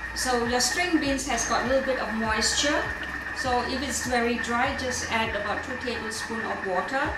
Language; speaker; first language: English; non-native, local second language; Gujarati